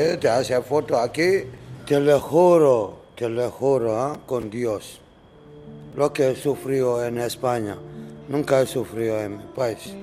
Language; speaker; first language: Spanish; non-native, learner; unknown